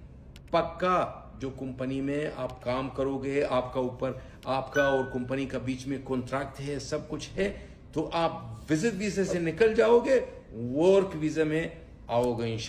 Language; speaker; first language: Hindi; non-native, fluent; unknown